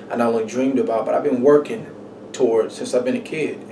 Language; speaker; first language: English; native; English